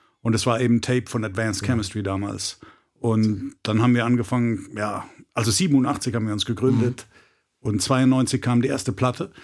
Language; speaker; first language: German; native; German